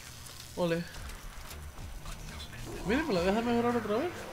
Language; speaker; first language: Spanish; native; Spanish